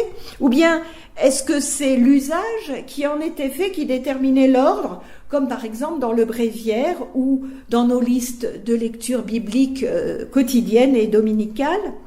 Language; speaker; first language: French; native; French